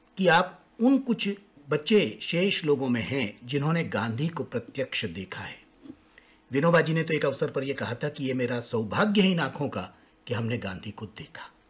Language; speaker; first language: Hindi; non-native, local second language; Marathi